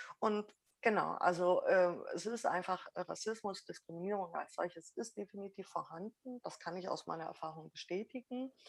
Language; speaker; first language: German; early bilingual, other home language; Arabic